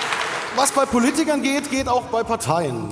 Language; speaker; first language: German; native; German